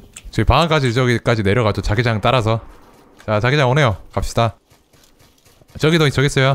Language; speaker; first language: Korean; native; Korean